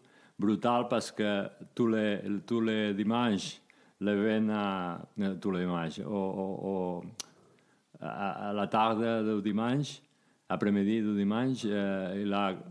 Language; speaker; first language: French; non-native, learner; Spanish